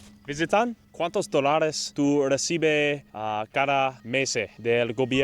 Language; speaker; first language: Spanish; non-native, learner; English